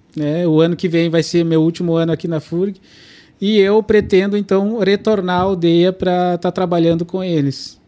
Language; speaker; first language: Portuguese; non-native, local second language; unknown